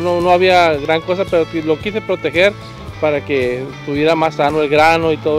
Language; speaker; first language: Spanish; native; Spanish